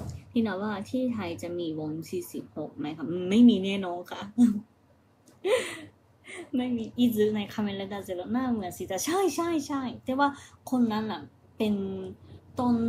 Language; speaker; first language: Thai; non-native, fluent; Japanese